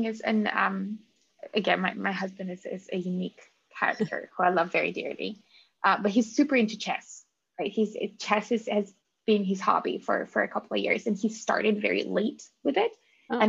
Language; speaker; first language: English; non-native, fluent; Russian